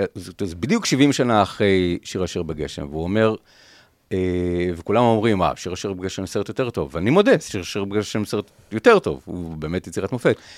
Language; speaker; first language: Hebrew; native; Hebrew